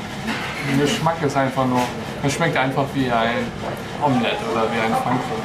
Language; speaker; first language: German; native; German